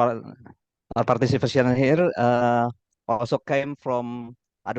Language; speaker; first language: English; non-native, learner; Indonesian